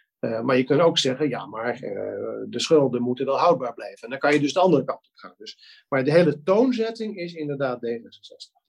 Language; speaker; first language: Dutch; native; Dutch